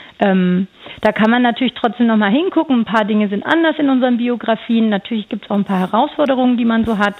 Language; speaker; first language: German; early bilingual, other home language; Turkish